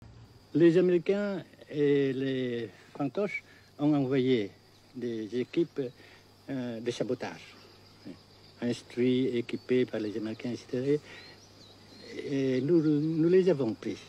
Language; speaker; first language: French; non-native, fluent; Vietnamese